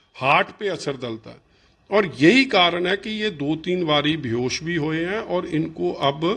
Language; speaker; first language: Hindi; non-native, local second language; Punjabi